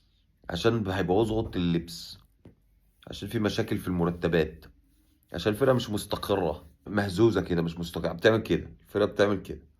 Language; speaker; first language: Arabic; native; Arabic